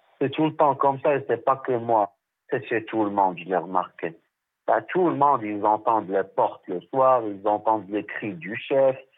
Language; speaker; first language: French; non-native, local second language; Arabic